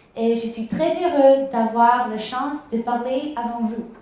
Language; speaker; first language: French; early bilingual, other home language; Korean